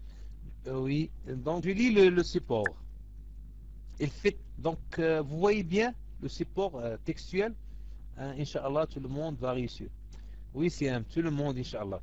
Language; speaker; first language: French; non-native, local second language; Arabic